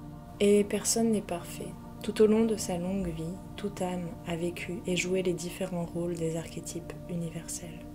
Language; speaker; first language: French; native; French